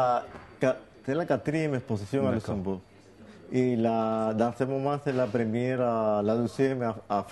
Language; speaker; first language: French; non-native, learner; Spanish